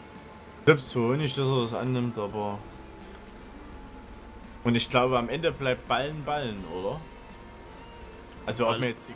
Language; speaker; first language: German; native; German